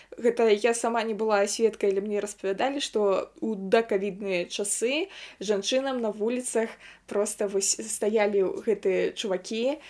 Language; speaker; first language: Belarusian; native; Belarusian